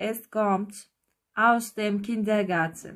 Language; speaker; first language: German; non-native, fluent; Turkish